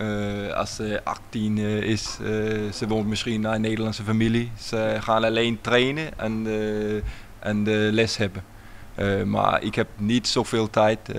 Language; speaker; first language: Dutch; non-native, learner; Danish